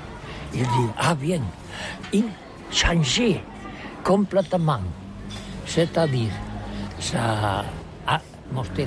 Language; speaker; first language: French; non-native, learner; Catalan